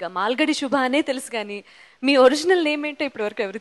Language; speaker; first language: Telugu; native; Telugu